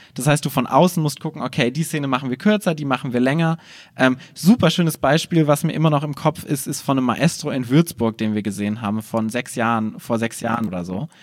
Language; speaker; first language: German; native; German